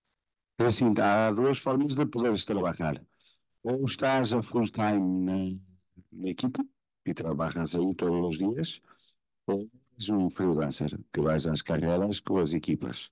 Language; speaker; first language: Spanish; non-native, fluent; Portuguese